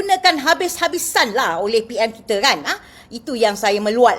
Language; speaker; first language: Malay; native; Malay